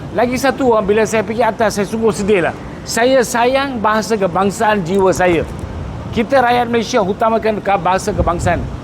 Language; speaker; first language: Malay; non-native, local second language; Tamil